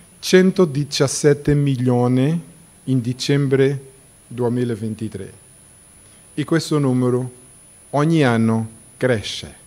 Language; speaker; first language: Italian; non-native, fluent; Portuguese